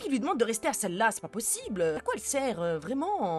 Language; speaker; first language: French; native; French